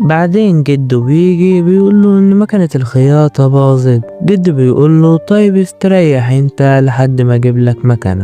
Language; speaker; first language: Arabic; native; Arabic